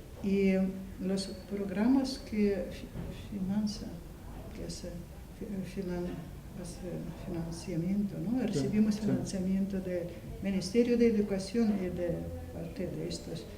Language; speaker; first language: Spanish; non-native, fluent; Russian